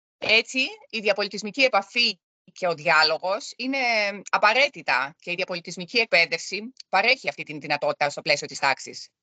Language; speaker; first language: Greek; early bilingual, other home language; German